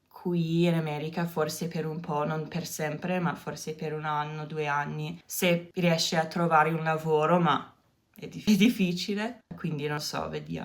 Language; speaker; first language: Italian; non-native, learner; English